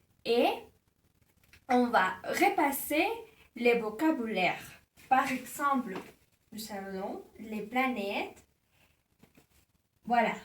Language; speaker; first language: French; non-native, learner; Spanish